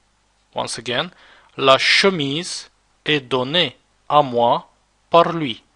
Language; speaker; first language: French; non-native, fluent; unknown